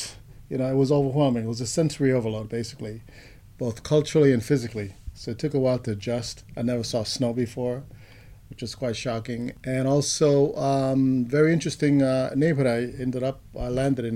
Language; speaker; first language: English; non-native, fluent; Spanish